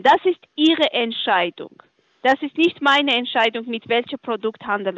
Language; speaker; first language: German; non-native, learner; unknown